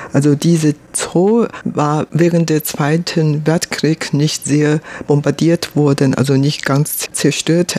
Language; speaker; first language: German; non-native, fluent; Chinese